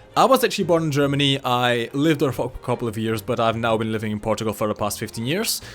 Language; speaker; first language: English; non-native, fluent; German